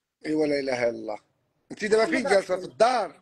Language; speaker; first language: Arabic; native; Arabic